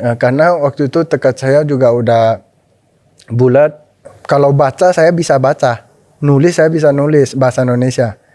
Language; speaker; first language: Indonesian; non-native, local second language; Min Nan Chinese